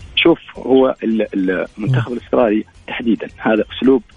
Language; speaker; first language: Arabic; native; Arabic